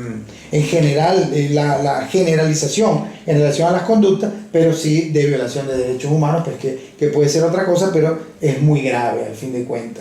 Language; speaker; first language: Spanish; native; Spanish